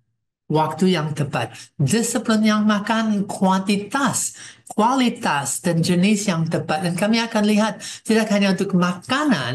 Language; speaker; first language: Indonesian; non-native, fluent; English